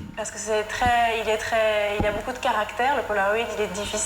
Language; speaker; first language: French; non-native, fluent; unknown